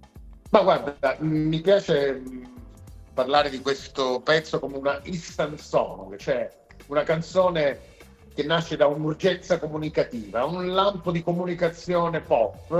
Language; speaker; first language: Italian; native; Italian